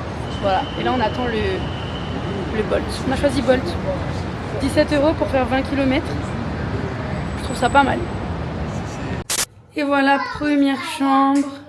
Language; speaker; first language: French; native; French